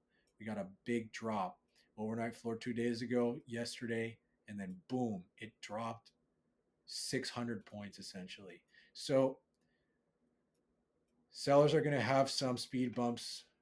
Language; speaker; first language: English; native; English